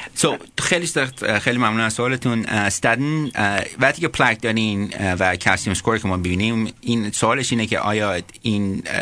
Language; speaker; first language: Persian; early bilingual, heritage; Persian